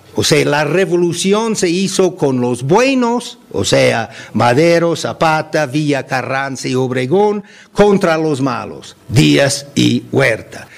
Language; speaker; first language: Spanish; non-native, fluent; English